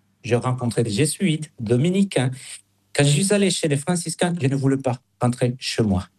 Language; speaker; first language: French; non-native, fluent; Spanish